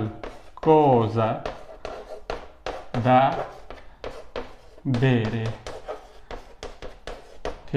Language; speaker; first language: Italian; non-native, learner; Urdu